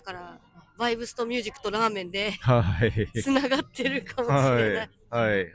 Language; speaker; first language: Japanese; native; Japanese